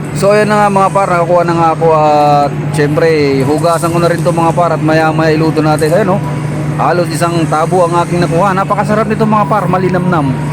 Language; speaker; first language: Filipino; non-native, local second language; Iloko